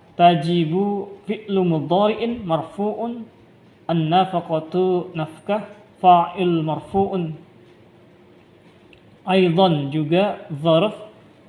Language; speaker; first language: Arabic; non-native, learner; Indonesian